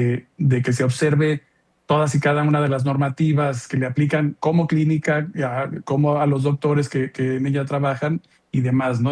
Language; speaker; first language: Spanish; native; Spanish